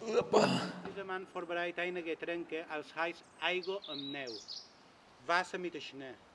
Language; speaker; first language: German; non-native, learner; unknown